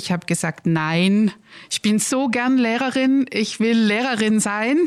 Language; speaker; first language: German; native; German